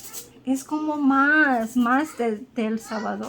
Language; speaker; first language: Spanish; non-native, learner; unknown